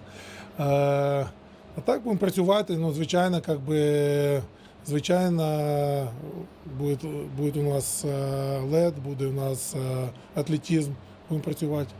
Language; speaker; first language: Ukrainian; non-native, local second language; Russian